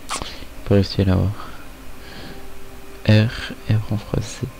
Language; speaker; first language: French; native; French